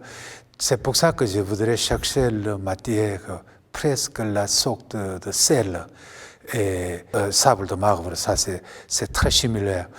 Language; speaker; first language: French; non-native, learner; Korean